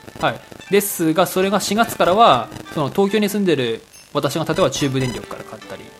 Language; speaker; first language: Japanese; native; Japanese